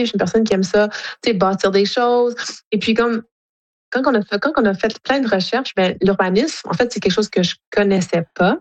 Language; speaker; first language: French; native; French